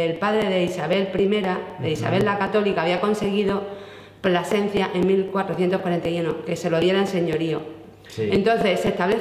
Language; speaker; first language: Spanish; native; Spanish